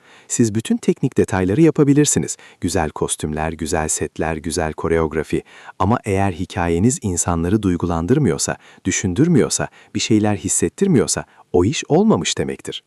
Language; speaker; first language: Turkish; native; Turkish